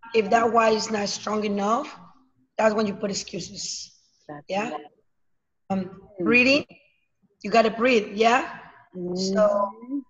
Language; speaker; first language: English; non-native, learner; Spanish